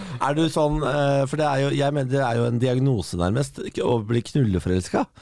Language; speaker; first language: Norwegian; native; Norwegian